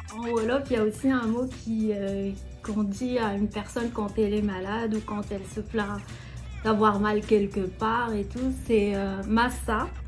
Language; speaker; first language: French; non-native, local second language; Arabic